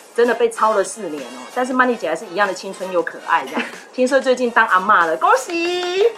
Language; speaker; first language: Chinese; native; Chinese